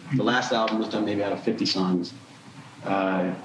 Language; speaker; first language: English; non-native, fluent; Dutch